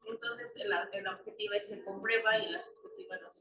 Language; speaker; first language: Spanish; native; Spanish